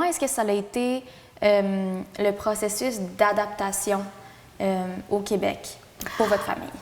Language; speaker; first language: French; native; French